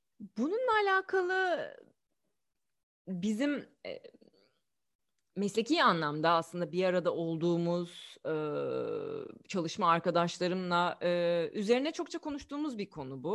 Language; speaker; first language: Turkish; native; Turkish